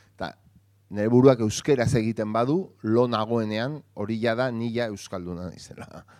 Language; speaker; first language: Basque; non-native, local second language; Spanish